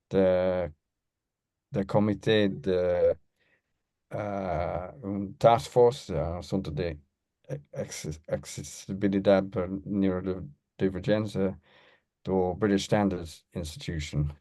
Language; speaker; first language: Portuguese; non-native, learner; English